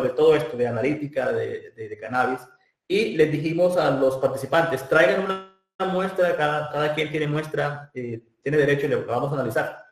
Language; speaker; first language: Spanish; native; Spanish